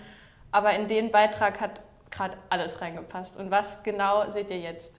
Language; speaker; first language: German; native; German